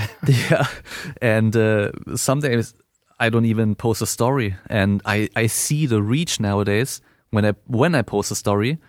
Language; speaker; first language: English; non-native, fluent; German